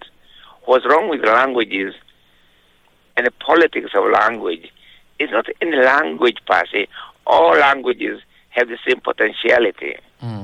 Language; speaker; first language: English; non-native, local second language; Kikuyu